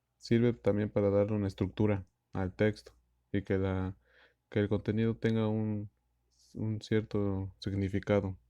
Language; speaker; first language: Spanish; native; Spanish